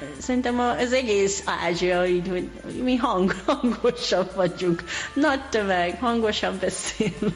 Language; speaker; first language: Hungarian; non-native, learner; Japanese